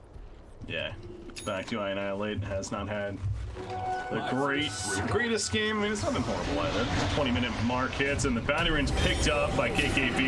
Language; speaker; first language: English; native; English